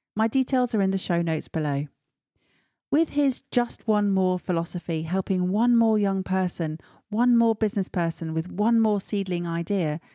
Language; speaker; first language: English; native; English